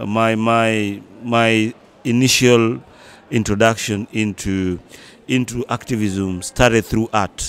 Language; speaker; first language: English; non-native, local second language; Luo (Kenya and Tanzania)